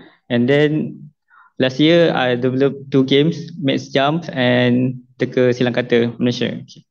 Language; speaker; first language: English; non-native, local second language; Malay